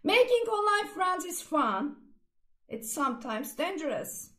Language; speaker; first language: English; non-native, fluent; Turkish